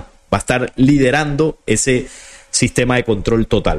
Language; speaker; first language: Spanish; native; Spanish